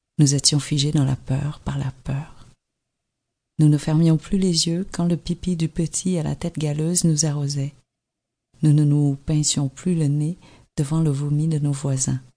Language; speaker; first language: French; early bilingual, other home language; Vietnamese